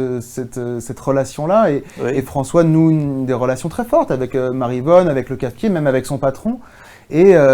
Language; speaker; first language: French; native; French